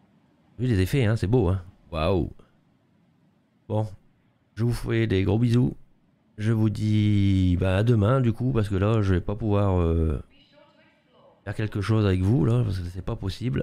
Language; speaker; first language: French; native; French